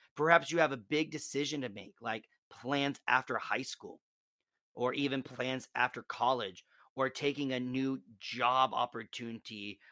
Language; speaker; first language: English; native; English